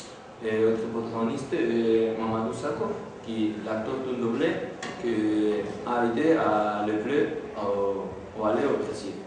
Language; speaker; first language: French; non-native, learner; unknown